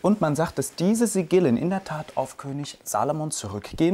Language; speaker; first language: German; native; German